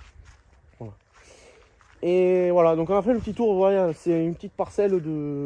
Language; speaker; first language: French; native; French